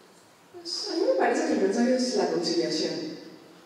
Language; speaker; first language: Spanish; native; Spanish